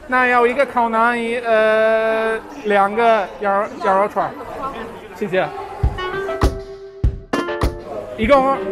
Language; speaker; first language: Chinese; non-native, fluent; English